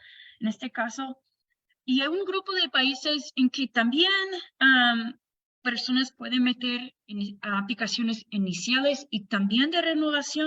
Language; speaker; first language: Spanish; non-native, fluent; English